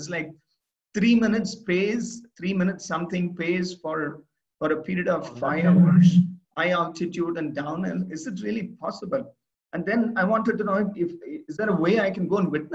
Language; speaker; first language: English; non-native, local second language; Tamil